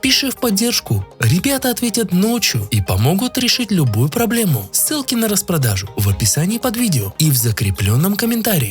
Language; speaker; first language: Russian; native; Russian